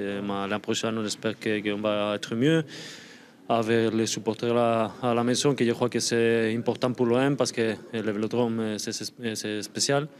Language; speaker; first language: French; non-native, fluent; Spanish